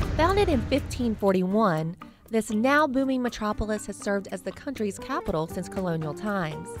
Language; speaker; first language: English; native; English